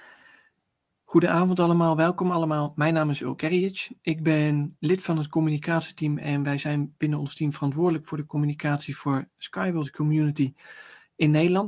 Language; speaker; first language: Dutch; native; Dutch